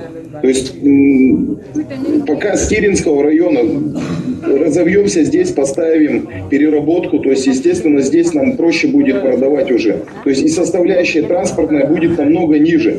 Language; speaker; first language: Russian; native; Russian